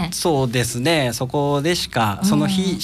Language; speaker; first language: Japanese; native; Japanese